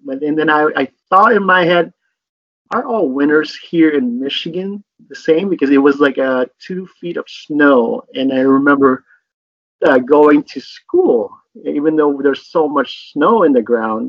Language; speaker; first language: English; non-native, local second language; Filipino